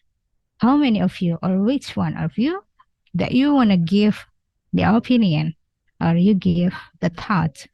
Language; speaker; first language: English; non-native, learner; Indonesian